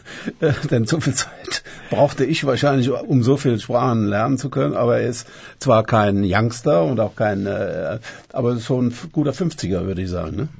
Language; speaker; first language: German; native; German